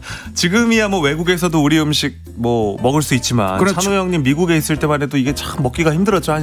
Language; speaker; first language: Korean; native; Korean